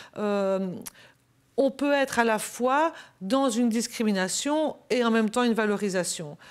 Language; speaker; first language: French; native; French